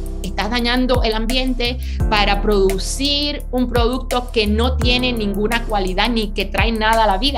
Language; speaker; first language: Spanish; native; Spanish